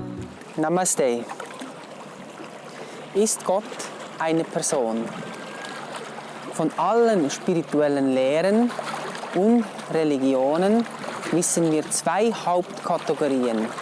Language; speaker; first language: German; non-native, fluent; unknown